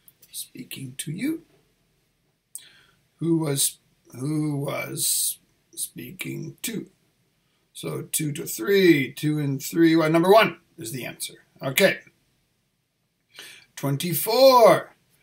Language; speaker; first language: English; native; English